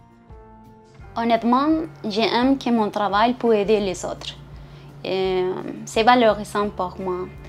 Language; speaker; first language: French; non-native, learner; Spanish